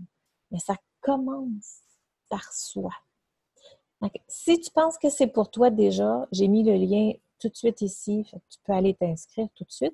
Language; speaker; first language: French; native; French